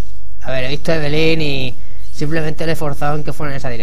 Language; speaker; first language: Spanish; native; Spanish